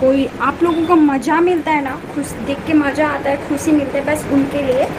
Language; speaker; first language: Hindi; non-native, local second language; Bangla